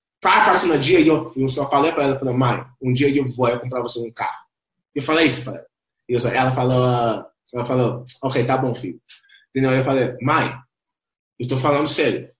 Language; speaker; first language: Portuguese; non-native, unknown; Spanish